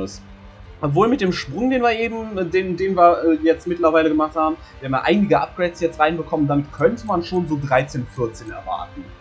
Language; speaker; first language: German; native; German